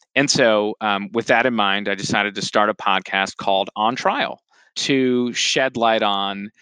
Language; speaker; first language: English; native; English